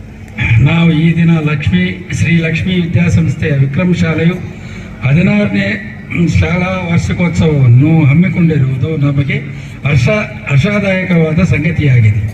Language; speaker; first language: Kannada; native; Kannada